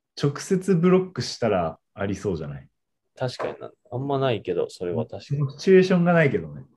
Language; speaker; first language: Japanese; native; Japanese